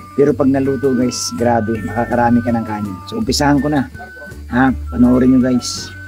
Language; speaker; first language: Filipino; non-native, local second language; Cebuano